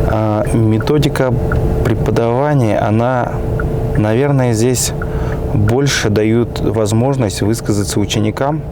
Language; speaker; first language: Russian; native; Russian